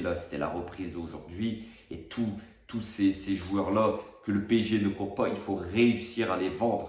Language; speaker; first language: French; native; French